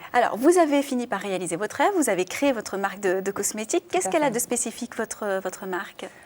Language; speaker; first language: French; native; French